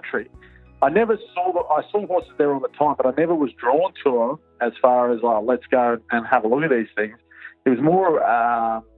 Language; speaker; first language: English; native; English